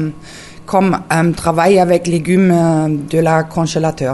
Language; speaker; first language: French; non-native, learner; German